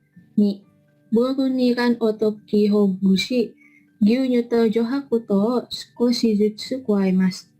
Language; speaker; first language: Japanese; non-native, learner; Indonesian